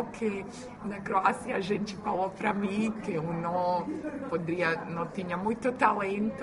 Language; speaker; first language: Portuguese; non-native, learner; Croatian